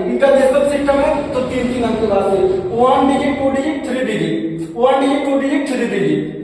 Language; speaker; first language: Hindi; native; Hindi